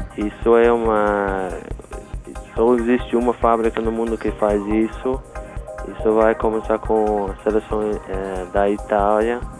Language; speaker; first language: Portuguese; non-native, fluent; English